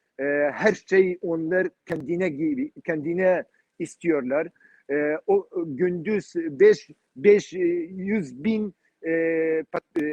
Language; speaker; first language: Turkish; non-native, learner; Kurdish